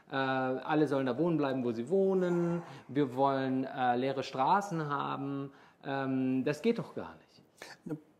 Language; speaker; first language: German; native; German